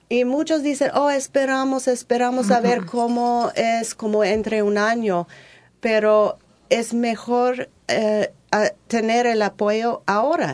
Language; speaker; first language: Spanish; non-native, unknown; English